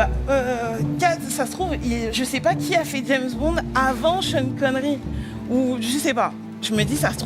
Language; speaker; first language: French; native; French